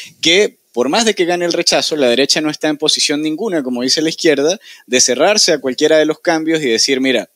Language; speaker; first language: Spanish; native; Spanish